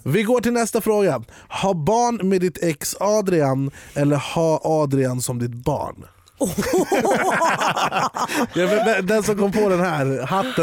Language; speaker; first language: Swedish; native; Swedish